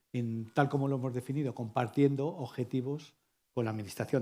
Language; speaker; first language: Spanish; native; Spanish